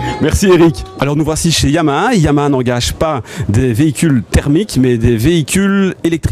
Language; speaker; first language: French; native; French